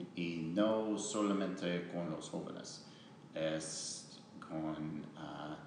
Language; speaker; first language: Spanish; non-native, learner; English